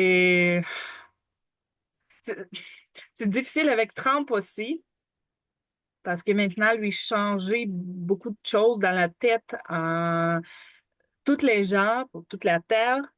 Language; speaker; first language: French; non-native, learner; Ukrainian